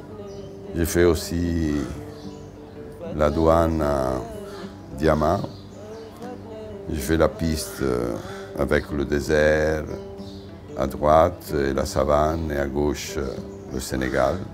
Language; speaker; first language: French; non-native, fluent; Italian